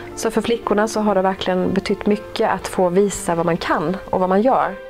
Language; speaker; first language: Swedish; native; Swedish